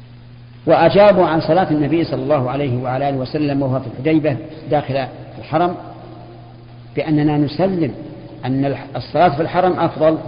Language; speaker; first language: Arabic; native; Arabic